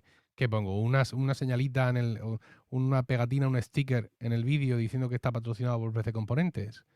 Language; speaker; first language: Spanish; native; Spanish